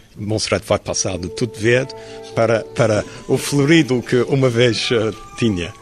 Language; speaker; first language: Portuguese; non-native, fluent; English